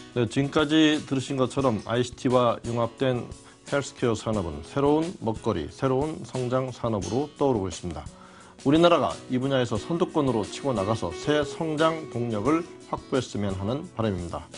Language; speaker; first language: Korean; native; Korean